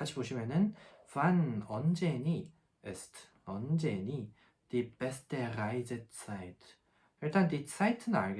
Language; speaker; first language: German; non-native, fluent; Korean